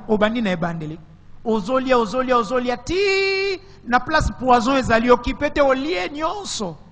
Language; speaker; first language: Lingala; native; Lingala